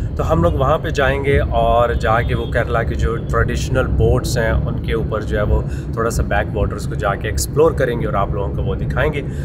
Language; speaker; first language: Urdu; non-native, local second language; Pashto